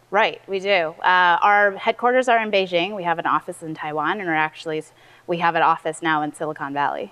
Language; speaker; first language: English; early bilingual, other home language; Chinese